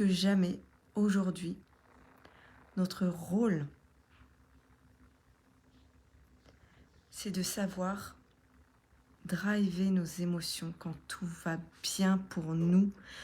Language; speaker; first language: French; native; French